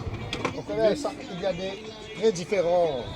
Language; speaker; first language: French; non-native, local second language; Morisyen